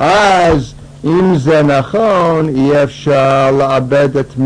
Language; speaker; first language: Hebrew; non-native, fluent; English